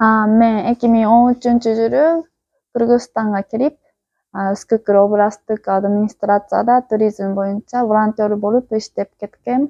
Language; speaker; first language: Kyrgyz; non-native, fluent; Japanese